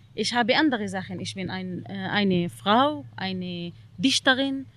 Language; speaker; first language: German; non-native, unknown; Arabic